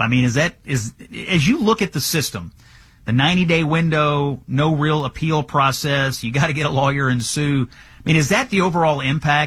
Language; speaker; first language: English; native; English